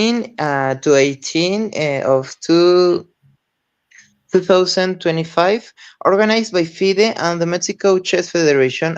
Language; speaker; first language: English; non-native, learner; Spanish